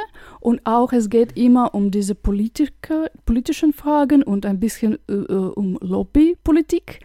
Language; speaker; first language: German; non-native, fluent; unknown